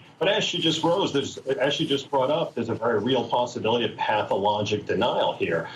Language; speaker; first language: English; native; English